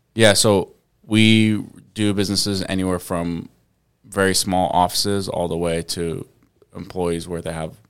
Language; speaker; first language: English; early bilingual, other home language; Arabic